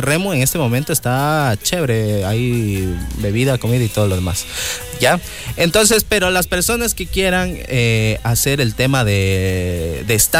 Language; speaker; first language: Spanish; native; Spanish